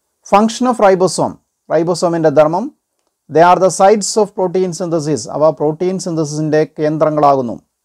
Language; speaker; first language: English; non-native, local second language; Malayalam